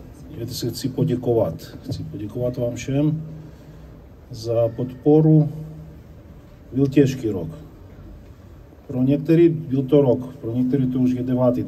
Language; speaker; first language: Czech; non-native, fluent; Ukrainian